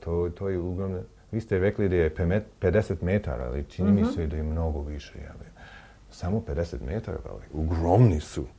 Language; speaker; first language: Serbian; non-native, learner; English